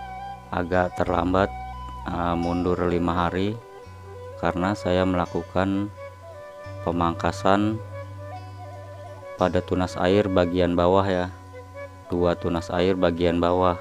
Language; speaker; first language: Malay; non-native, local second language; Sundanese